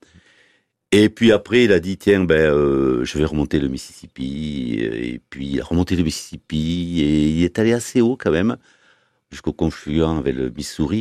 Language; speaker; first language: French; native; French